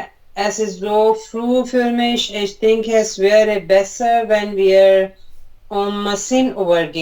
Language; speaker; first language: German; non-native, learner; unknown